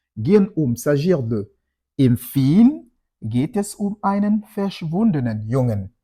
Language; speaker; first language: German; non-native, fluent; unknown